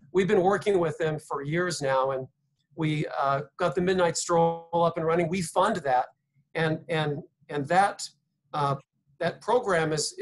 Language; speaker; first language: English; native; English